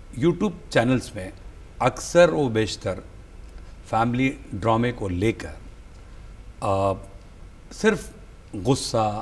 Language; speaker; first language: Hindi; native; Hindi